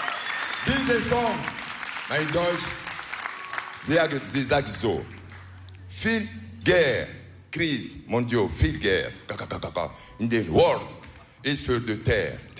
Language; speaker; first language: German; non-native, learner; French